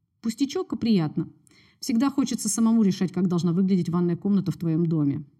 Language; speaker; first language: Russian; native; Russian